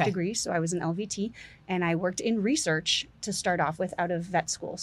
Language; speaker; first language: English; native; English